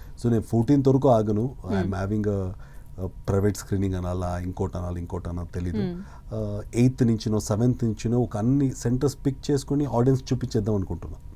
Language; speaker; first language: Telugu; native; Telugu